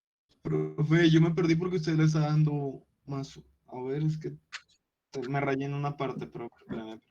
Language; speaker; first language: Spanish; native; Spanish